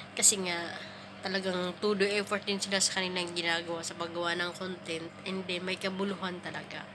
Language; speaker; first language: Filipino; non-native, local second language; Waray